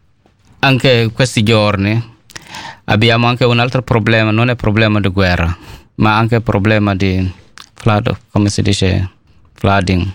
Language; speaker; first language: Italian; non-native, learner; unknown